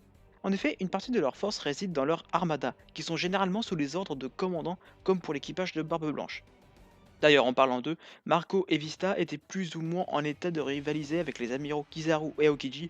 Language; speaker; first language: French; native; French